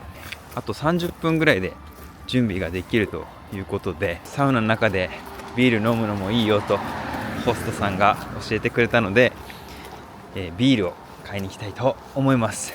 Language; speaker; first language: Japanese; native; Japanese